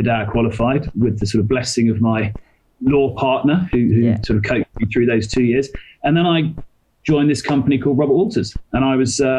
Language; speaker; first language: English; native; English